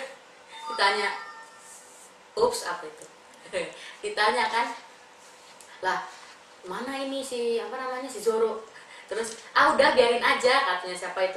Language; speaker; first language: Indonesian; native; Indonesian